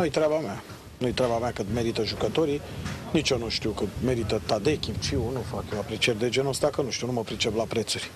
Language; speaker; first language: Romanian; native; Romanian